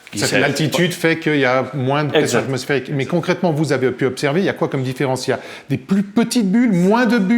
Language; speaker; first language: French; native; French